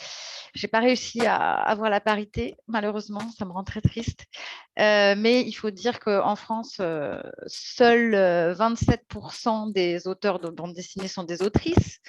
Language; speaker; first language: French; native; French